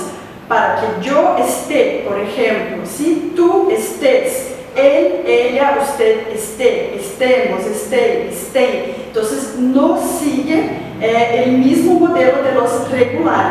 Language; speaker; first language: Spanish; non-native, fluent; Portuguese